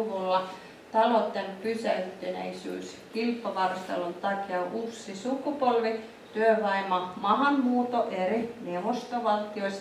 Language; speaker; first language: Finnish; non-native, fluent; Icelandic